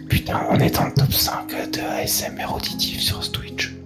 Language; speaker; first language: French; native; French